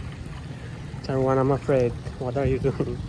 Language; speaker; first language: English; non-native, learner; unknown